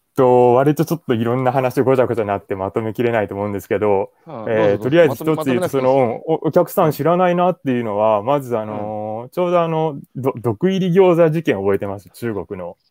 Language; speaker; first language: Japanese; native; Japanese